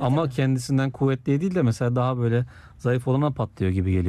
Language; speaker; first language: Turkish; native; Turkish